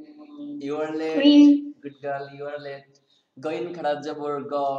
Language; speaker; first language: English; non-native, fluent; Bangla